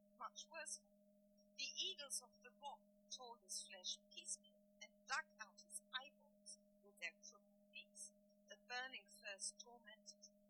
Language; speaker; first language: English; non-native, fluent; German